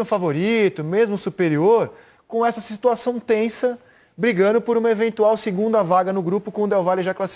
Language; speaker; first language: Portuguese; native; Portuguese